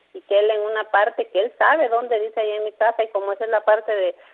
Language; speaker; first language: Spanish; native; Spanish